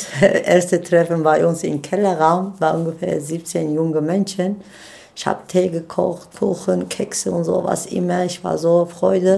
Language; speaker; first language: German; non-native, fluent; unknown